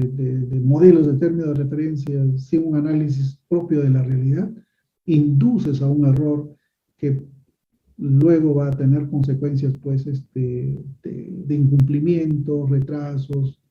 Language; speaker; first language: Spanish; native; Spanish